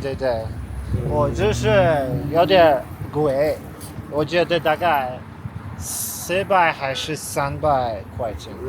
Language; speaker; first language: Chinese; non-native, learner; Polish